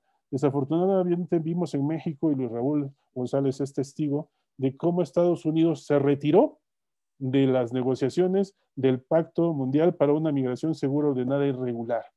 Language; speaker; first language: Spanish; native; Spanish